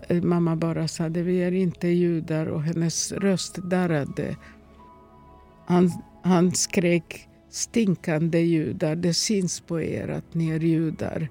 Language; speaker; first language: Swedish; non-native, fluent; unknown